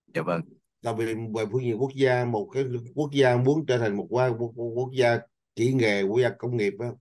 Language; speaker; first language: Vietnamese; native; Vietnamese